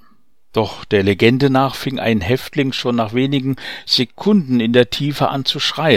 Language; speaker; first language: German; native; German